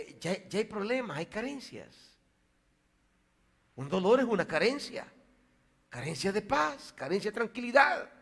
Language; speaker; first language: Spanish; native; Spanish